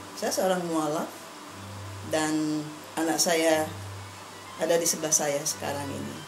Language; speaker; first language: Indonesian; non-native, fluent; Filipino